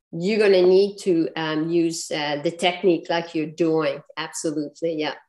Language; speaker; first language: English; non-native, fluent; French